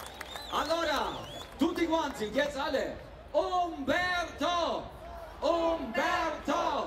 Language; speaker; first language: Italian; early bilingual, heritage; German